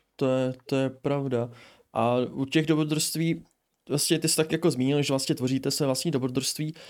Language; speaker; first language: Czech; native; Czech